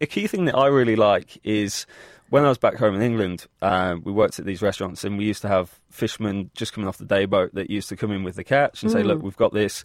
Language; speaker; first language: English; native; English